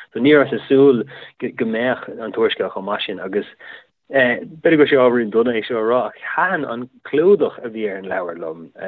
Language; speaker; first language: Irish; native; Irish